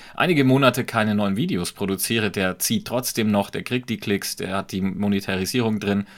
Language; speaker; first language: German; native; German